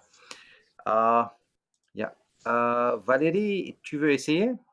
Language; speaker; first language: French; non-native, fluent; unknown